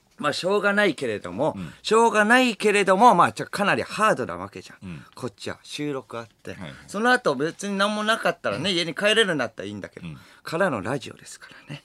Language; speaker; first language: Japanese; native; Japanese